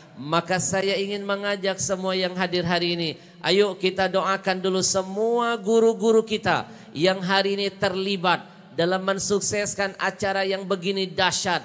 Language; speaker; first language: Indonesian; native; Indonesian